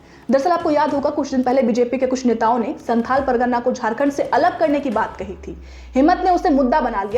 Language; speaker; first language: Hindi; native; Hindi